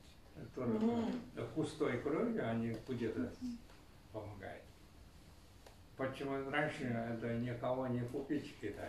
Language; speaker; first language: Russian; non-native, learner; Chinese